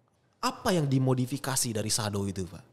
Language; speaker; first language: Indonesian; native; Indonesian